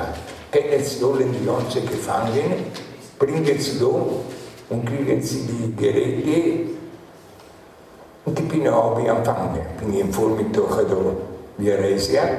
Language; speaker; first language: German; non-native, learner; Italian